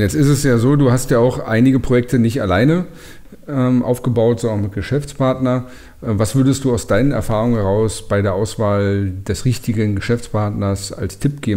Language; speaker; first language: German; native; German